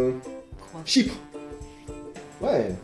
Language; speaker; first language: French; native; French